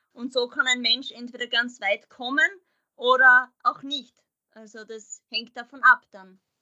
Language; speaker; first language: German; native; German